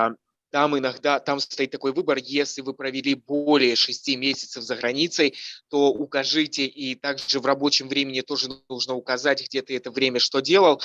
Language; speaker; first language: Russian; native; Russian